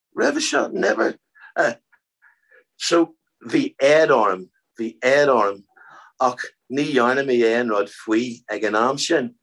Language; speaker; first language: Irish; non-native, local second language; English